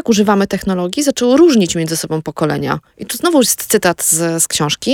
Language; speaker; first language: Polish; native; Polish